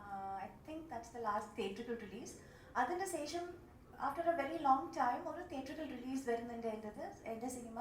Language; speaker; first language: Malayalam; non-native, local second language; Tamil